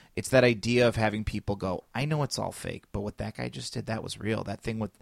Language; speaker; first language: English; native; English